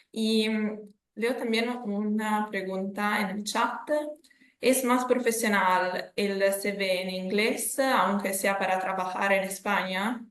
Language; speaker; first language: Spanish; non-native, fluent; Italian